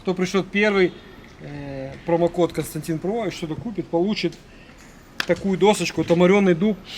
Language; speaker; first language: Russian; native; Russian